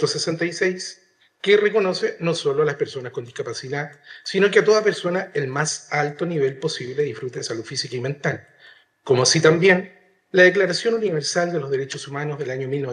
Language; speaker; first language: Spanish; native; Spanish